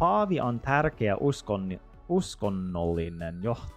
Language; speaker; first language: Finnish; non-native, learner; English